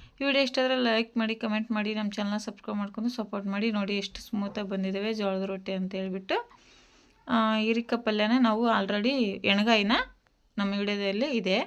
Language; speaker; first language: Kannada; native; Kannada